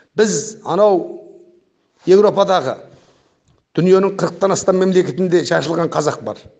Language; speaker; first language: Kazakh; early bilingual, heritage; Kazakh